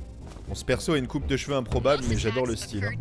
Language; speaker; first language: French; native; French